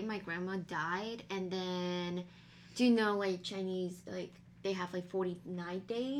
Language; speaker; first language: English; non-native, fluent; Vietnamese